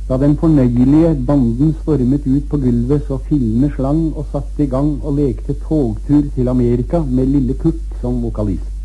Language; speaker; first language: Norwegian; native; Norwegian